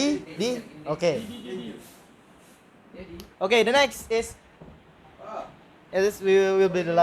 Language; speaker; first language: English; non-native, learner; Indonesian